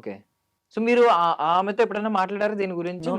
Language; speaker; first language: Telugu; native; Telugu